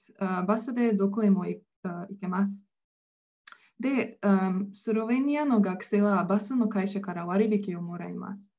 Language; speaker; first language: Japanese; non-native, fluent; Slovenian